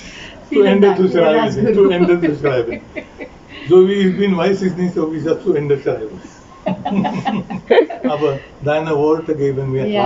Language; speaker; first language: German; non-native, fluent; Marathi